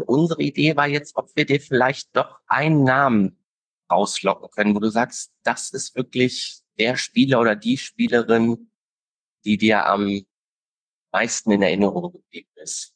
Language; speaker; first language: German; native; German